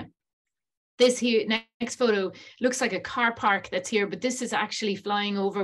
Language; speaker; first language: English; native; English